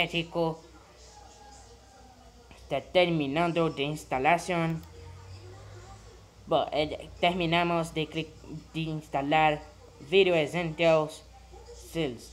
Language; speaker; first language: Spanish; non-native, learner; Portuguese